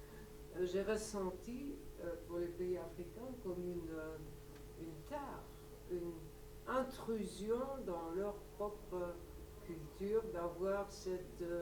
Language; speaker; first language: French; non-native, local second language; Luxembourgish